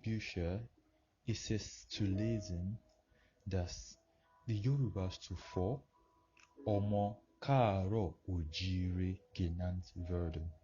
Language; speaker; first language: German; non-native, fluent; Yoruba